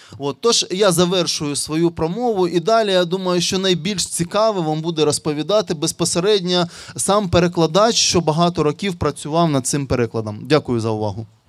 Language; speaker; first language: Ukrainian; non-native, local second language; Russian